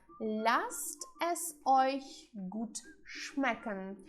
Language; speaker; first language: German; non-native, fluent; Ukrainian